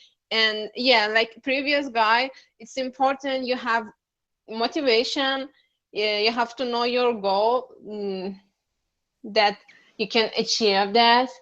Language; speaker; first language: English; non-native, learner; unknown